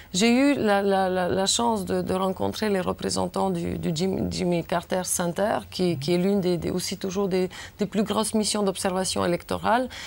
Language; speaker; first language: French; non-native, fluent; Bulgarian